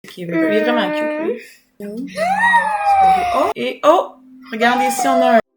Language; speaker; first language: French; native; French